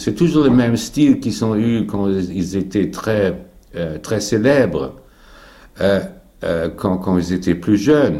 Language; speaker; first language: French; non-native, fluent; German